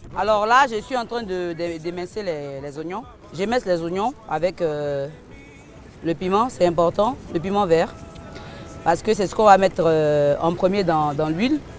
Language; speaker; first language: French; non-native, local second language; Yoruba